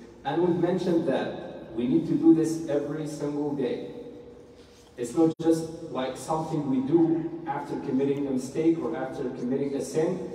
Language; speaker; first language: English; non-native, fluent; Arabic